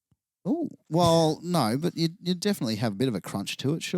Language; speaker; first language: English; native; English